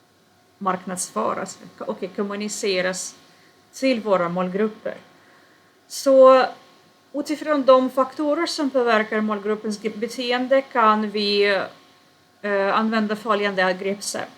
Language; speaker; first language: Swedish; non-native, fluent; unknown